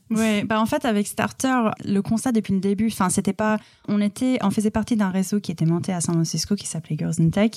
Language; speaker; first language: French; non-native, fluent; English